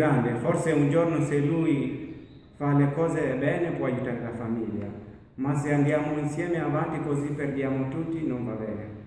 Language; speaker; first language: Italian; non-native, learner; Masai